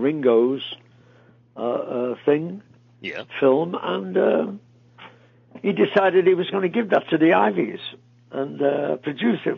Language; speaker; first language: English; native; English